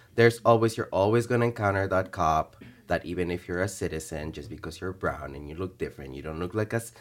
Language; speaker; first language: English; early bilingual, other home language; Spanish